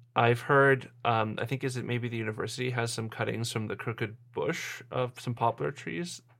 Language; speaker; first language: English; native; English